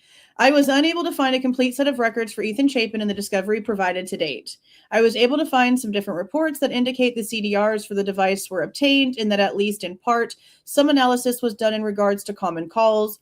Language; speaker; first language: English; native; English